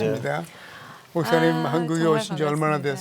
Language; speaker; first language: Korean; native; Korean